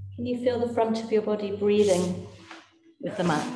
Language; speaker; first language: English; native; English